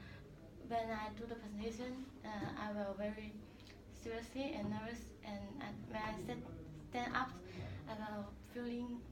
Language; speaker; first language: English; non-native, learner; Malay